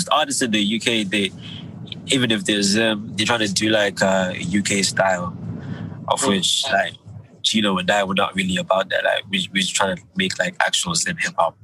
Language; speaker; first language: English; non-native, local second language; Shona